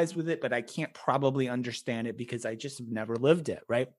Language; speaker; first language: English; native; English